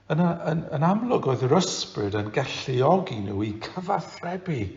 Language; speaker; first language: Welsh; non-native, fluent; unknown